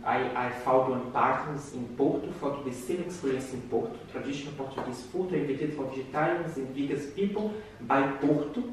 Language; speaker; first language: English; non-native, learner; Portuguese